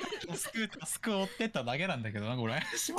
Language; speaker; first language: Japanese; native; Japanese